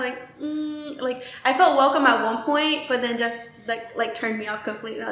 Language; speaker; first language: English; native; English